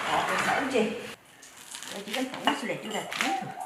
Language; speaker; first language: Chinese; native; Chinese